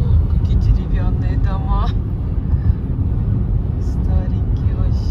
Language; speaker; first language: Russian; native; Russian